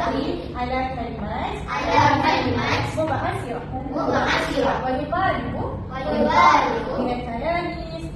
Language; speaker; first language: Arabic; non-native, learner; Malay